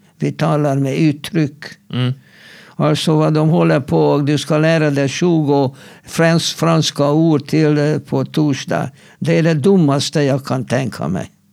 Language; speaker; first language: Swedish; non-native, fluent; Hungarian